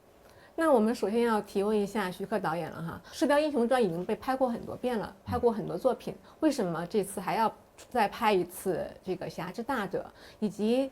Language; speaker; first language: Chinese; native; Chinese